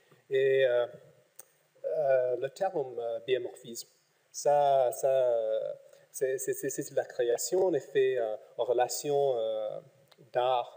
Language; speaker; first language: French; non-native, fluent; English